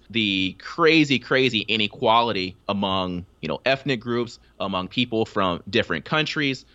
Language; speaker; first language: English; native; English